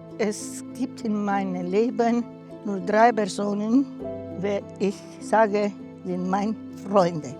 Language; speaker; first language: German; non-native, fluent; Romanian